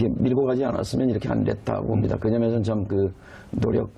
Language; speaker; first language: Korean; native; Korean